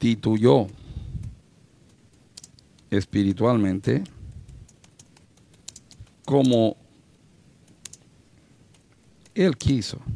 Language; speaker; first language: Spanish; native; Spanish